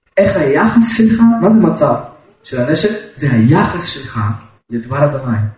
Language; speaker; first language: Hebrew; non-native, fluent; Russian